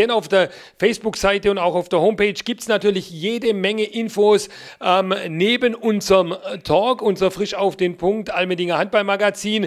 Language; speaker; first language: German; native; German